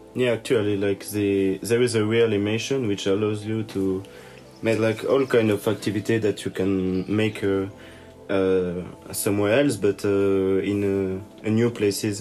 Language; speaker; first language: English; non-native, learner; French